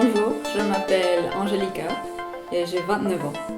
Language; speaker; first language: French; non-native, fluent; English